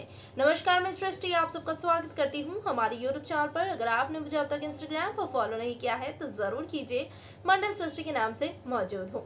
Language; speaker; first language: Hindi; native; Hindi